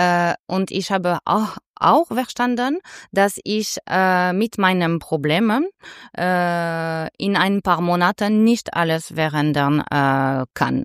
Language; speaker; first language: German; non-native, learner; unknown